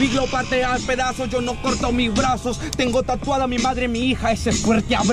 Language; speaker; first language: Spanish; native; Spanish